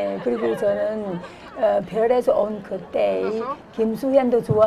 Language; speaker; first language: Korean; non-native, fluent; Chinese